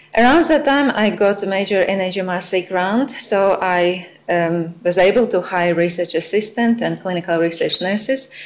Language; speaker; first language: English; non-native, fluent; Latvian